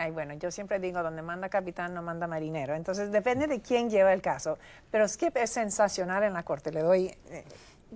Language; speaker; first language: Spanish; native; Spanish